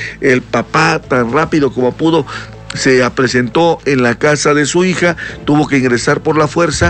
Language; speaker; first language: Spanish; native; Spanish